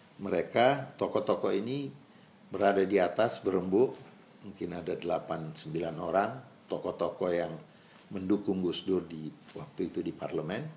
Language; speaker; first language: Indonesian; native; Indonesian